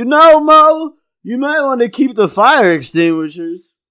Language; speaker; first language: English; native; English